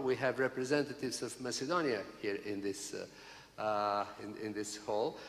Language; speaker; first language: English; non-native, fluent; Bulgarian